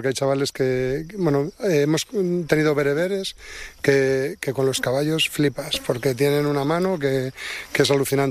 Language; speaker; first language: Spanish; native; Spanish